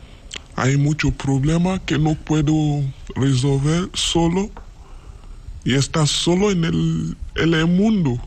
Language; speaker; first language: Spanish; non-native, learner; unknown